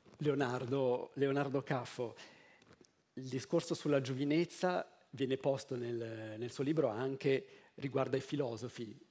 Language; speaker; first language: Italian; native; Italian